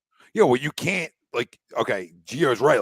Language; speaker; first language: English; native; English